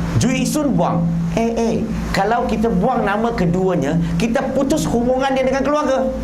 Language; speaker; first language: Malay; non-native, local second language; Chinese